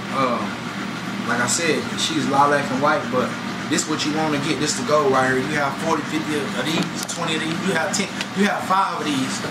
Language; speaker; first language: English; native; English